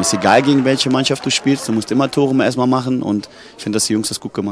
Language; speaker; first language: German; native; German